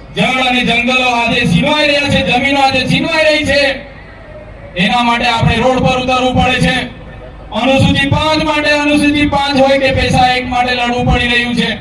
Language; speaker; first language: Gujarati; non-native, local second language; Bhili